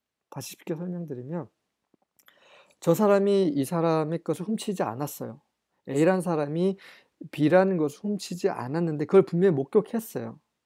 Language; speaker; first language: Korean; native; Korean